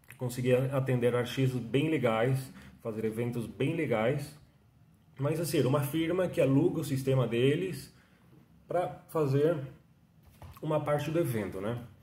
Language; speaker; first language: Portuguese; non-native, fluent; Spanish